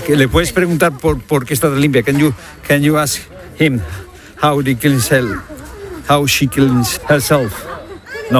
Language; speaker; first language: Spanish; native; Spanish